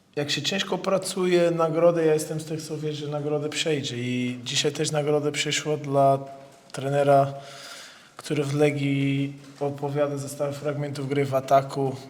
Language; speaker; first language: Polish; non-native, fluent; Portuguese